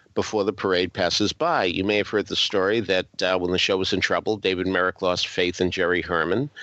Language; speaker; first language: English; native; English